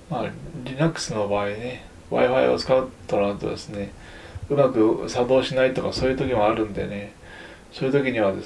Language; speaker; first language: Japanese; native; Japanese